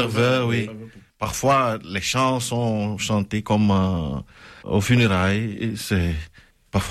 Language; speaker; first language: French; non-native, local second language; Ewe